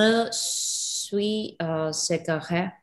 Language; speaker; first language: French; non-native, learner; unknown